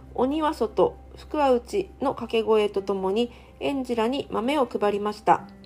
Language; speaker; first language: Japanese; non-native, fluent; Chinese